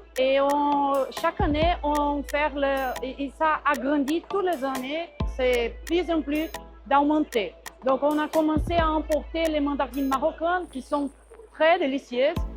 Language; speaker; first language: French; non-native, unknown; Portuguese